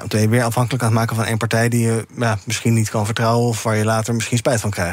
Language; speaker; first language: Dutch; native; Dutch